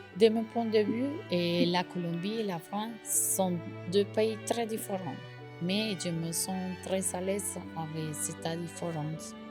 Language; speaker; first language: French; non-native, learner; Spanish